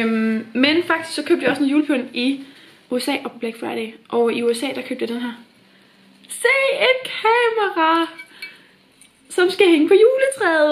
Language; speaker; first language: Danish; native; Danish